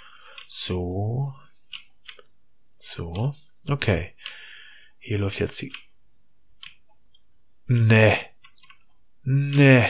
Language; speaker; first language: German; native; German